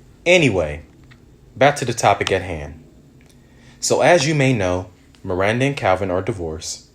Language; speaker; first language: English; native; English